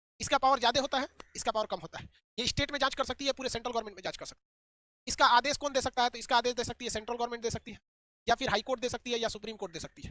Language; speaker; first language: Hindi; native; Hindi